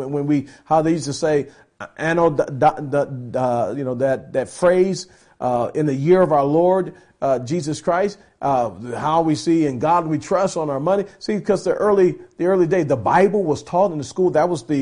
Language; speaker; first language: English; native; English